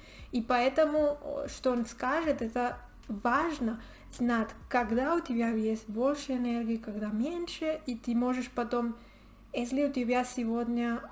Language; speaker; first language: Russian; non-native, learner; Spanish